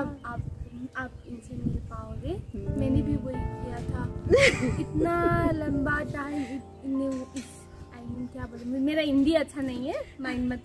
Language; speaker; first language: Hindi; non-native, learner; Nepali